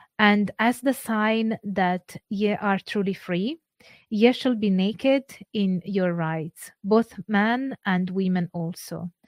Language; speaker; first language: English; non-native, fluent; Italian